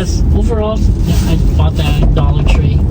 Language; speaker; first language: English; early bilingual, other home language; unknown